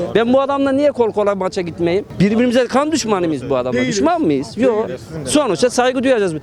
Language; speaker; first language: Turkish; native; Turkish